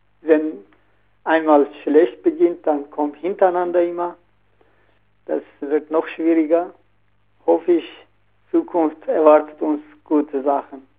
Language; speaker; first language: German; non-native, learner; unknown